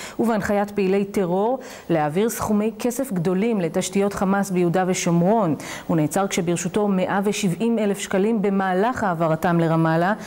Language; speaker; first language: Hebrew; native; Hebrew